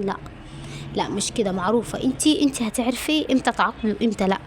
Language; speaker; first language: Arabic; native; Arabic